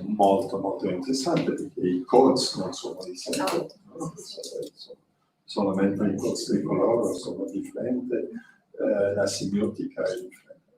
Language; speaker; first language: Italian; non-native, learner; French